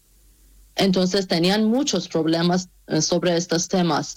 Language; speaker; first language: Spanish; non-native, fluent; Persian